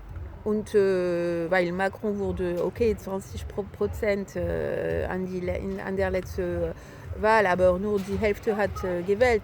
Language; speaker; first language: German; non-native, fluent; French